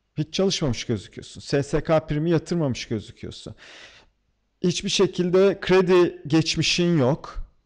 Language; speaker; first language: Turkish; native; Turkish